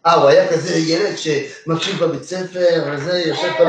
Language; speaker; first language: Hebrew; non-native, fluent; French